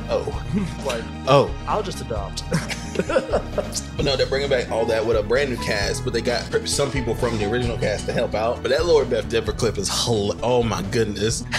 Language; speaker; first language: English; native; English